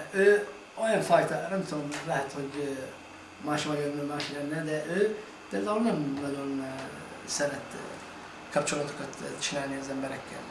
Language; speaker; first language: Hungarian; non-native, fluent; Arabic